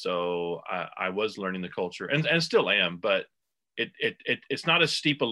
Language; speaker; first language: English; native; English